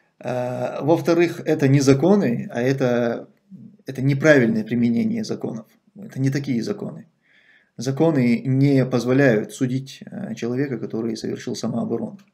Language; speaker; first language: Russian; non-native, local second language; Chechen